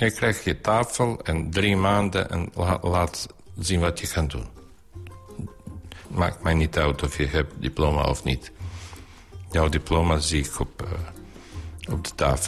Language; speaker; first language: Dutch; non-native, learner; Bosnian